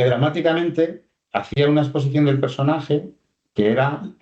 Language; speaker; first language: Spanish; native; Spanish